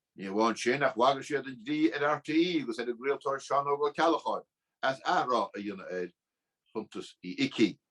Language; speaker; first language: Irish; native; Irish